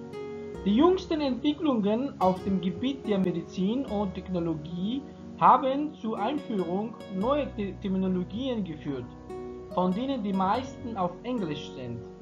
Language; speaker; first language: German; non-native, fluent; Persian